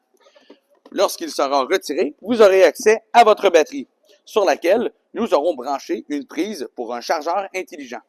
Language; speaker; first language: French; native; French